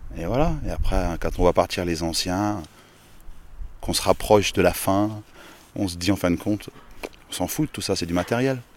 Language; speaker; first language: French; native; French